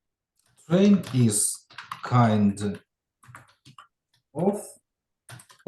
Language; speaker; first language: English; non-native, fluent; Ukrainian